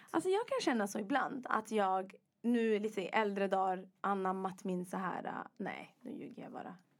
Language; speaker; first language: Swedish; native; Swedish